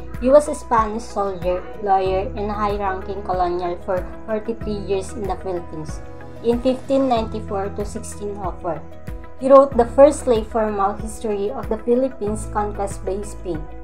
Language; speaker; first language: English; non-native, local second language; Filipino